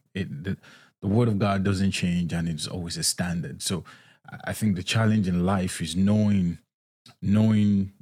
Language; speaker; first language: English; non-native, local second language; Yoruba